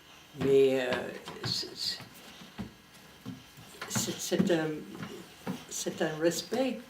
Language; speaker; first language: French; non-native, fluent; English